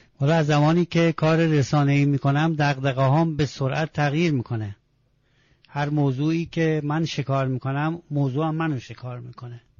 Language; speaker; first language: Persian; non-native, local second language; Azerbaijani